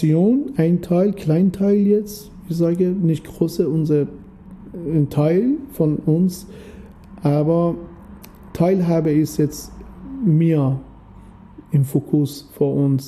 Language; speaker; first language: German; non-native, fluent; Persian